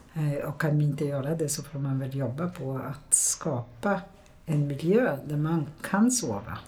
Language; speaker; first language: Swedish; non-native, fluent; Polish